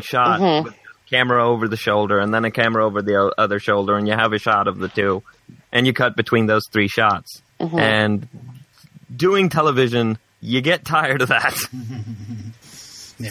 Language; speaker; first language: English; non-native, fluent; Swedish